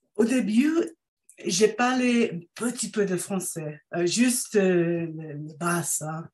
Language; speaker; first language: French; non-native, learner; English